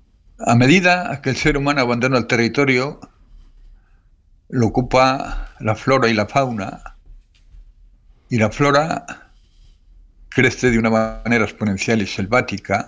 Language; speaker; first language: Spanish; native; Spanish